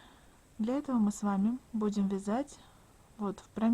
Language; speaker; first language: Russian; native; Russian